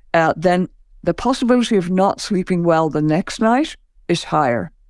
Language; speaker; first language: English; native; English